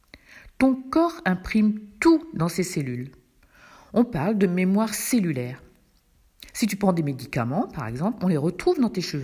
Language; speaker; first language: French; native; French